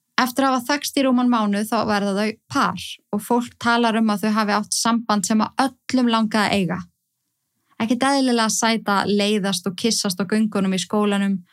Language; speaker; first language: Icelandic; native; Icelandic